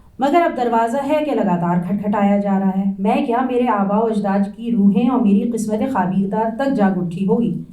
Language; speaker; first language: Urdu; native; Urdu